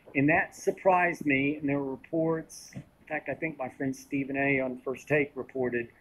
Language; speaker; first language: English; native; English